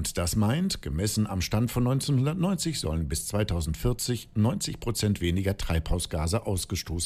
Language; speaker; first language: German; native; German